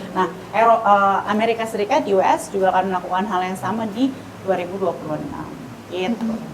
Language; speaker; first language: Indonesian; native; Indonesian